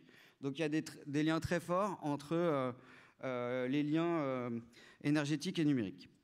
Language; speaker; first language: French; native; French